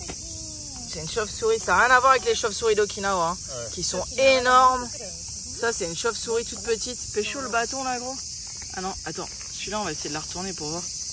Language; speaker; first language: French; native; French